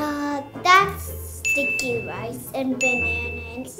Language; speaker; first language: English; early bilingual, heritage; Indonesian